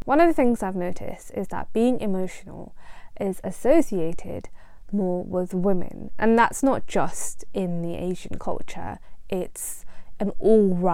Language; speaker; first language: English; non-native, local second language; Punjabi